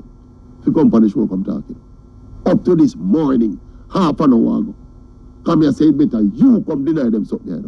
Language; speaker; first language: English; non-native, local second language; Jamaican Creole English